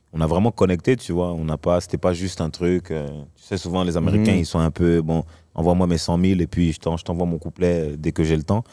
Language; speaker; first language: French; native; French